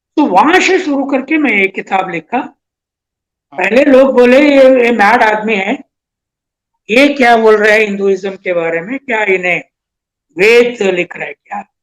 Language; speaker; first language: Hindi; non-native, local second language; Telugu